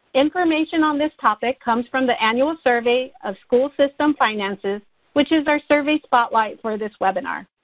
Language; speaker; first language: English; native; English